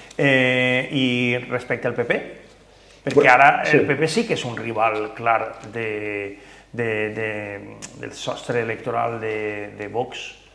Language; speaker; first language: Catalan; native; Catalan